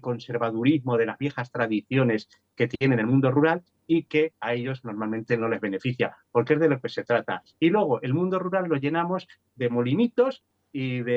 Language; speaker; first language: Spanish; native; Spanish